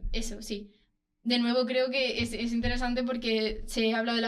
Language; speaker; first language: Spanish; native; Spanish